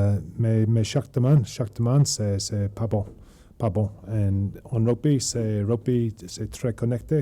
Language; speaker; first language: French; non-native, learner; English